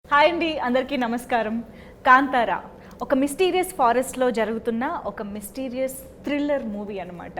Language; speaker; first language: Telugu; native; Telugu